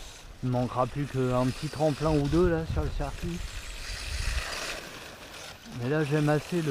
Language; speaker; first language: French; native; French